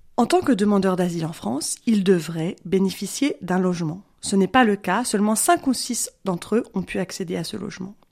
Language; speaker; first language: French; native; French